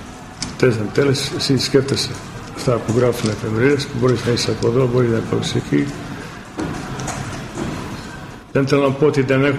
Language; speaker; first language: Greek; non-native, fluent; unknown